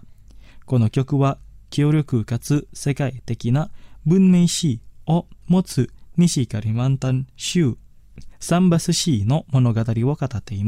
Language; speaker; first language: Japanese; non-native, fluent; Indonesian